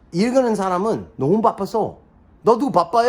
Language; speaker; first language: Korean; non-native, learner; English